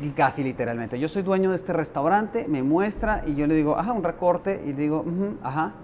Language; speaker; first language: Spanish; native; Spanish